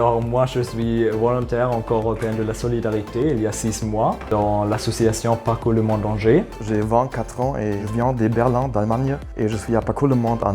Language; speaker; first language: French; non-native, fluent; German